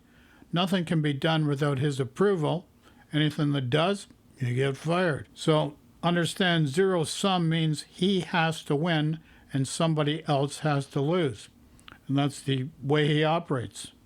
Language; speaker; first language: English; native; English